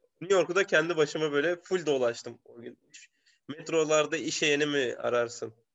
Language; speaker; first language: Turkish; native; Turkish